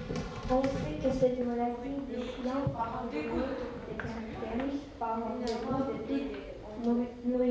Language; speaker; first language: French; non-native, learner; Russian